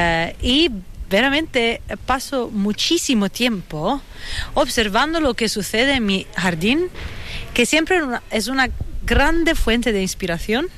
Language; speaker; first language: Spanish; non-native, fluent; Italian